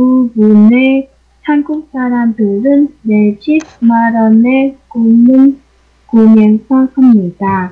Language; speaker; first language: Korean; non-native, learner; Vietnamese